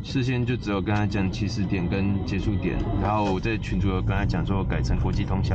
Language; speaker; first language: Chinese; native; Chinese